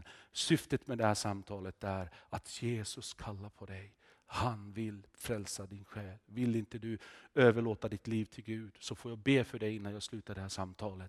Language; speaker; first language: Swedish; non-native, fluent; Finnish